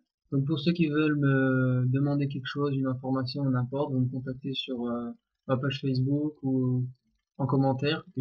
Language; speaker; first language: French; native; French